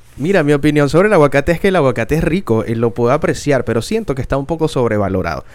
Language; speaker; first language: Spanish; native; Spanish